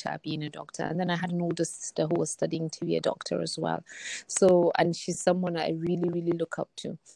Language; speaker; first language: English; non-native, local second language; Hausa